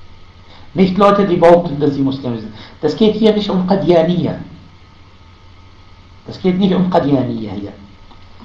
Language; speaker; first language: German; non-native, fluent; Arabic